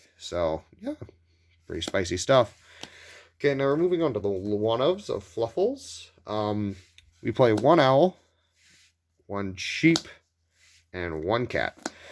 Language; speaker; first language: English; native; English